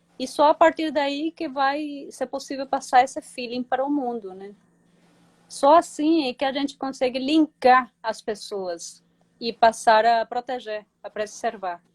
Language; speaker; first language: Portuguese; non-native, fluent; Spanish